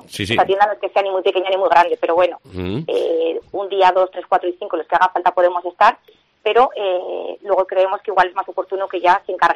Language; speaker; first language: Spanish; native; Spanish